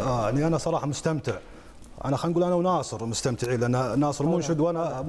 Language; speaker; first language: Arabic; native; Arabic